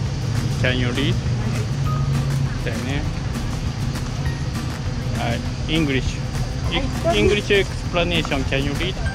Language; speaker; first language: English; non-native, learner; Japanese